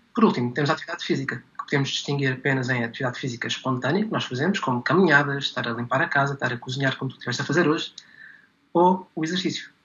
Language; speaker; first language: Portuguese; native; Portuguese